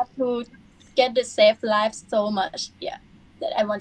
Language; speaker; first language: English; non-native, learner; Thai